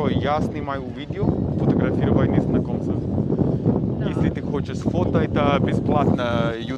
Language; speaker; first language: Russian; non-native, learner; English